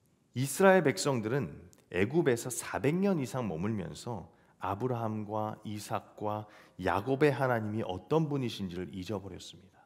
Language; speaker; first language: Korean; native; Korean